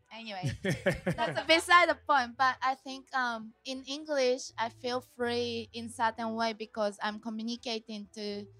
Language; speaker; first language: English; non-native, fluent; Japanese